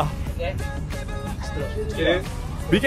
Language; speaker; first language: English; non-native, learner; Indonesian